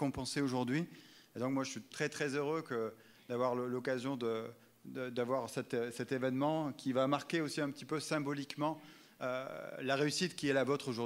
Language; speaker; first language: French; native; French